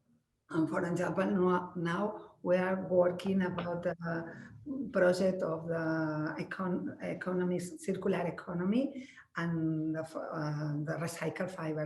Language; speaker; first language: English; non-native, learner; Spanish